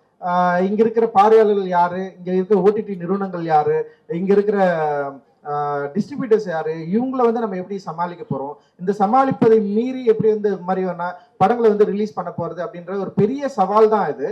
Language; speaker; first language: Tamil; native; Tamil